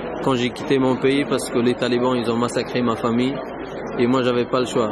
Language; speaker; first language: French; non-native, fluent; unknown